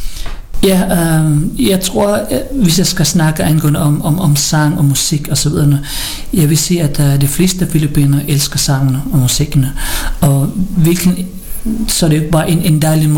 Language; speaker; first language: Danish; non-native, fluent; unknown